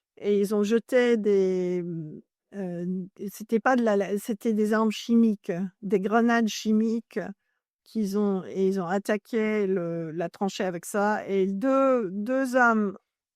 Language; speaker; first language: French; non-native, fluent; English